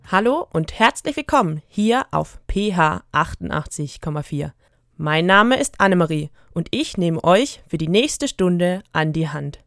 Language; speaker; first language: German; native; German